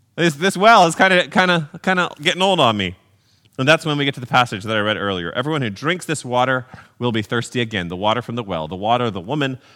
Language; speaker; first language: English; native; English